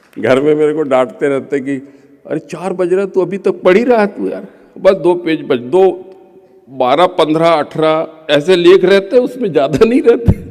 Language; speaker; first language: Hindi; non-native, local second language; Gondi